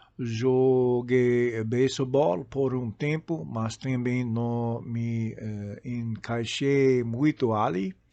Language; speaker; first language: Portuguese; non-native, fluent; English